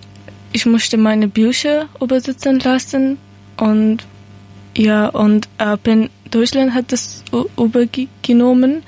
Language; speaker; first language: German; non-native, learner; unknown